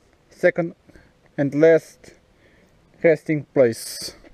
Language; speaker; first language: English; non-native, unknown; Portuguese